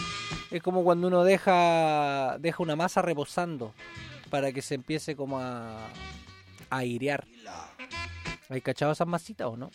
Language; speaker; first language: Spanish; native; Spanish